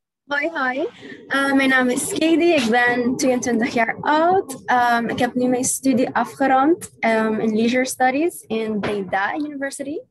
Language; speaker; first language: Dutch; non-native, local second language; Papiamento